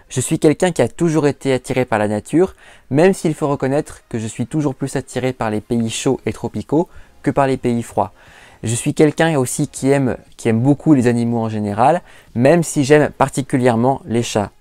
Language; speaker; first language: French; native; French